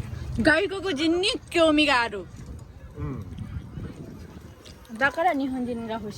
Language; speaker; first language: Japanese; non-native, local second language; Nepali